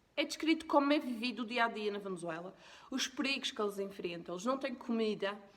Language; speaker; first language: Portuguese; native; Portuguese